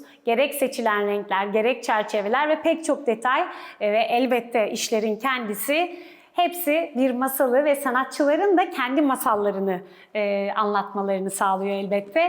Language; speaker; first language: Turkish; native; Turkish